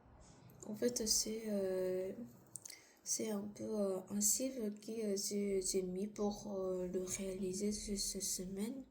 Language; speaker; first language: French; non-native, learner; Korean